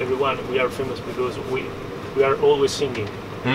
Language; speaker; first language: English; non-native, fluent; Italian